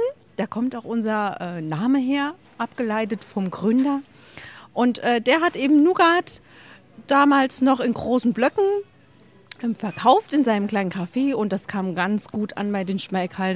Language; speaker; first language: German; native; German